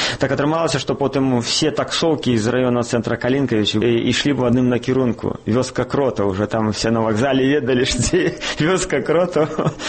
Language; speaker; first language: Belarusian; native; Belarusian